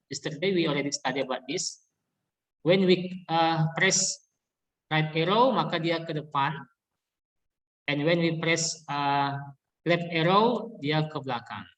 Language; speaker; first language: English; non-native, learner; Indonesian